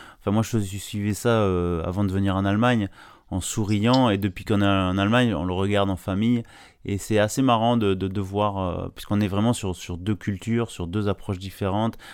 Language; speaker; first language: French; native; French